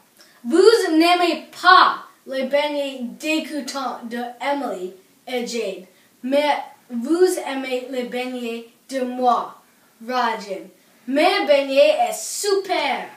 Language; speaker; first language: French; non-native, learner; English